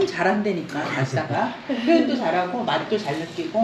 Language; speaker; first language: Korean; native; Korean